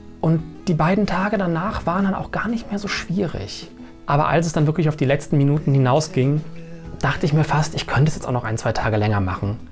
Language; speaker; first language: German; native; German